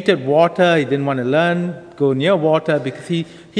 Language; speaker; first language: English; native; English